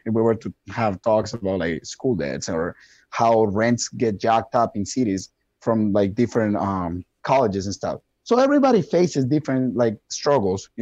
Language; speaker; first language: English; non-native, fluent; Spanish